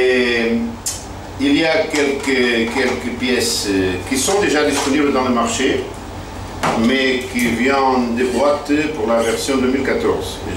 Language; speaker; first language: French; non-native, fluent; Portuguese